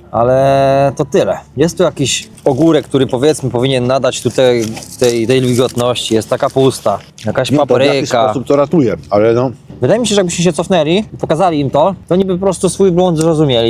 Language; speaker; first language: Polish; native; Polish